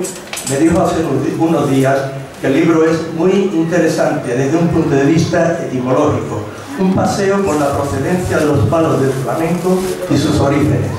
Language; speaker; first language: Spanish; native; Spanish